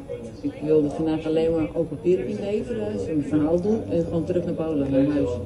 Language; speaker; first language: Dutch; non-native, fluent; Russian